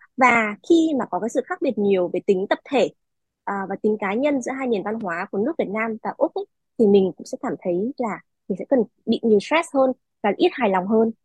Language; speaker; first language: Vietnamese; native; Vietnamese